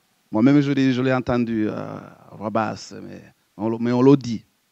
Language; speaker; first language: French; non-native, local second language; Rundi